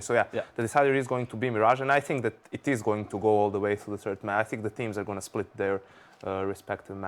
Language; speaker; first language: English; non-native, fluent; Danish